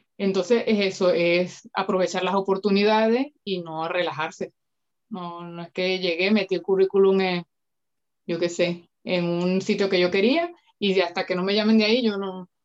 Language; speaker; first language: Spanish; native; Spanish